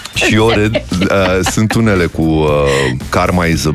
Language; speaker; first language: Romanian; native; Romanian